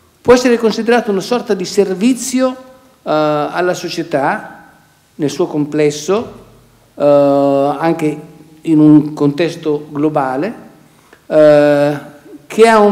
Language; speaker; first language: Italian; native; Italian